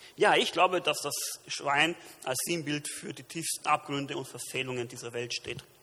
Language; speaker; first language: German; early bilingual, other home language; Romanian